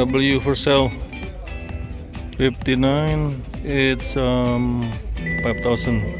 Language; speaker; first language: English; non-native, learner; Indonesian